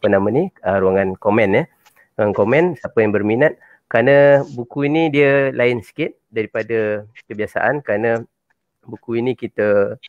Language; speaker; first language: Malay; native; Malay